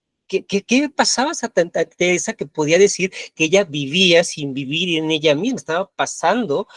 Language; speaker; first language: Spanish; native; Spanish